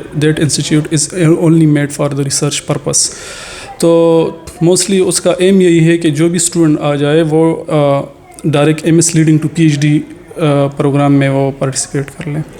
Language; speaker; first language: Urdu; non-native, local second language; Pashto